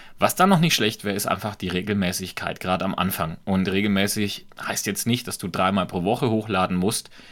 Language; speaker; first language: German; native; German